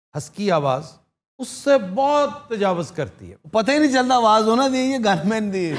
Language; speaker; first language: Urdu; non-native, local second language; Punjabi